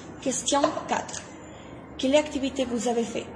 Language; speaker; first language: French; non-native, learner; Catalan